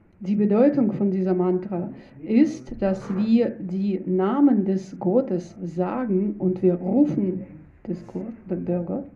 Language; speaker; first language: German; non-native, learner; Russian